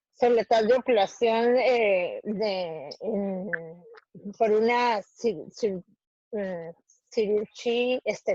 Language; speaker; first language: French; non-native, learner; Spanish